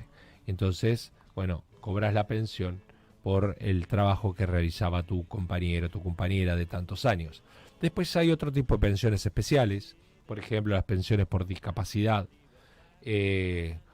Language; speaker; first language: Spanish; native; Spanish